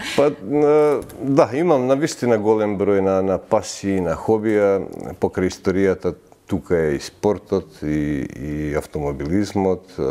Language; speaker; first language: Macedonian; early bilingual, heritage; Macedonian